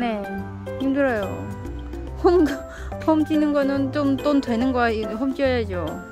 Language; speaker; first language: Korean; non-native, learner; Vietnamese